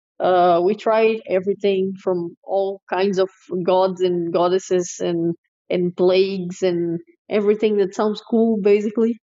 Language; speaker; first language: English; non-native, fluent; Portuguese